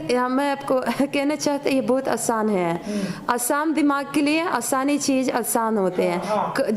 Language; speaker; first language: Hindi; non-native, fluent; Ukrainian